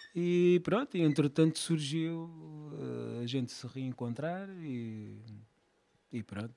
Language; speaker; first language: Portuguese; native; Portuguese